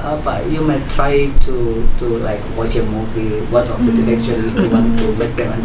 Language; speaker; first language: English; non-native, learner; Indonesian